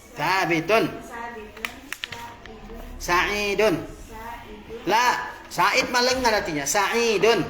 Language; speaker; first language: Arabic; non-native, fluent; Indonesian